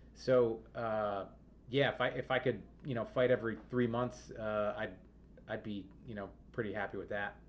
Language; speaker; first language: English; native; English